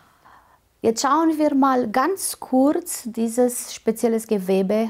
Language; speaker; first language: German; non-native, fluent; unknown